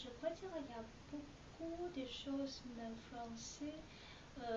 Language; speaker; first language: French; non-native, learner; Chinese